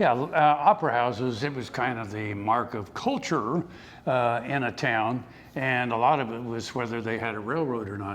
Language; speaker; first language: English; native; English